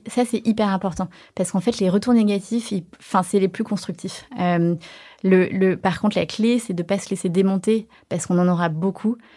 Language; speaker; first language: French; early bilingual, other home language; Chinese